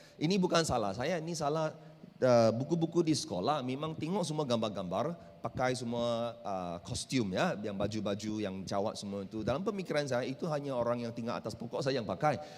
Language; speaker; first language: Malay; non-native, local second language; Chinese